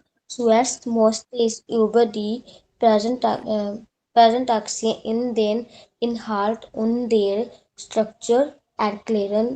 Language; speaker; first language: German; non-native, learner; Hindi